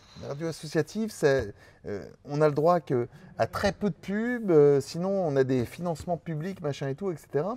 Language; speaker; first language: French; native; French